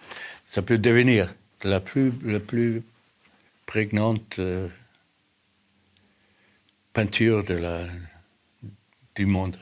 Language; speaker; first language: French; non-native, fluent; German